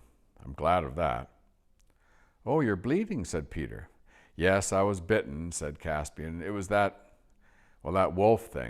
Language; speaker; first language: English; native; English